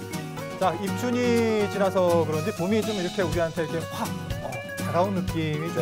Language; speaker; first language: Korean; native; Korean